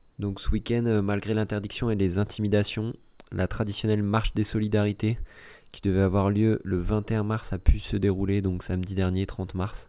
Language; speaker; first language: French; native; French